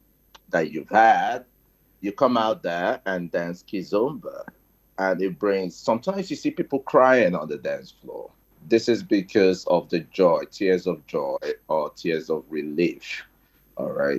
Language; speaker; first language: English; non-native, local second language; Igbo